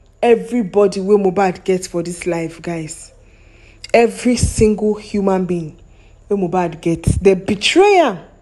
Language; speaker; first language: Nigerian Pidgin; non-native, local second language; Yoruba